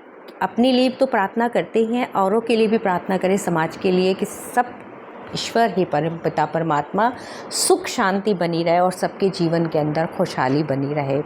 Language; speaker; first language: Hindi; native; Hindi